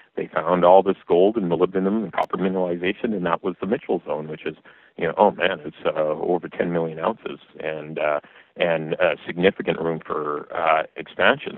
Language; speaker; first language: English; native; English